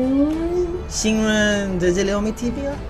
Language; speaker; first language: Chinese; non-native, learner; Filipino